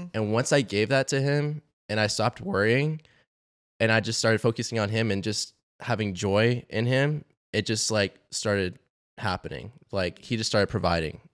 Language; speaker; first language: English; native; English